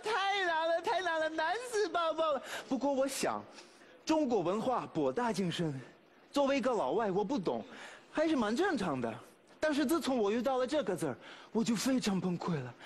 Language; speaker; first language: Chinese; non-native, fluent; Russian